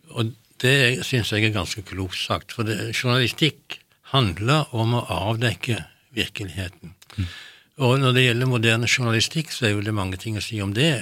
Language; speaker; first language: Norwegian; native; Norwegian